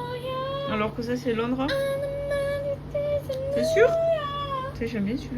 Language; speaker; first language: French; native; French